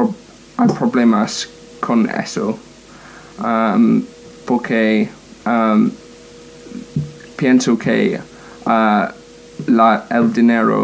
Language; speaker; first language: Spanish; non-native, learner; English